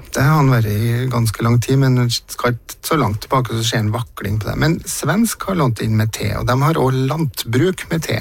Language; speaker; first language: Norwegian; native; Norwegian